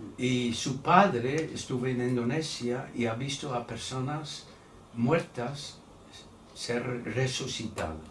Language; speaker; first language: Spanish; non-native, fluent; Dutch